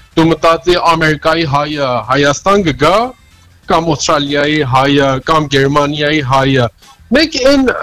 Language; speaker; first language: Armenian; early bilingual, heritage; Armenian